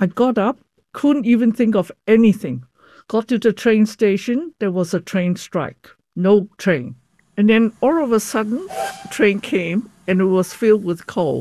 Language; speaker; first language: English; non-native, fluent; Cantonese